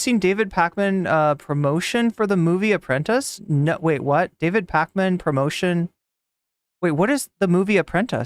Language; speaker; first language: English; native; English